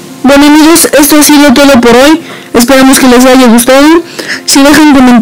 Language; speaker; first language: Spanish; native; Spanish